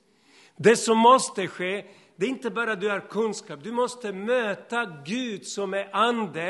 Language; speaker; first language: Swedish; non-native, fluent; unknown